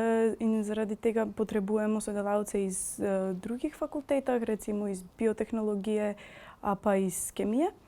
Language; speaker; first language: Slovenian; non-native, fluent; Macedonian